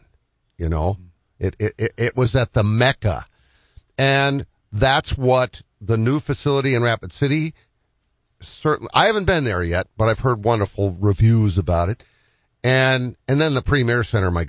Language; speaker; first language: English; native; English